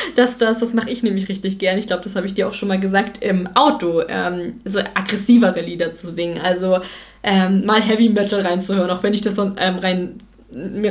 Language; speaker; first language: German; native; German